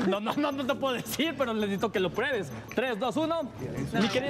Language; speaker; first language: Spanish; native; Spanish